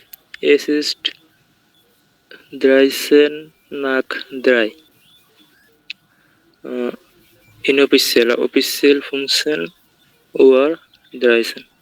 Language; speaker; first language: German; non-native, learner; Bangla